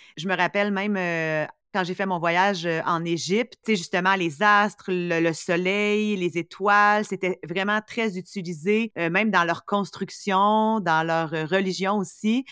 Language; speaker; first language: French; native; French